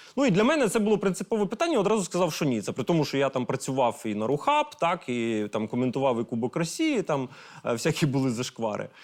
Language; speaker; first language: Ukrainian; non-native, local second language; Russian